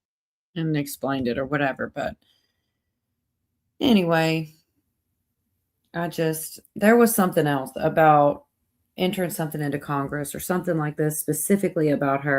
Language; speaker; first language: English; native; English